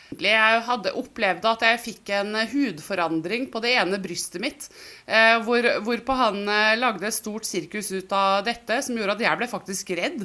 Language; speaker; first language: Norwegian; native; Norwegian